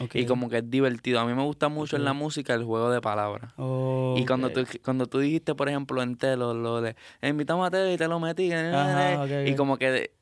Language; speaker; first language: Spanish; native; Spanish